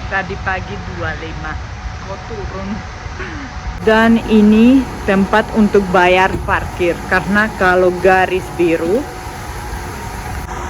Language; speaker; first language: Indonesian; non-native, fluent; Spanish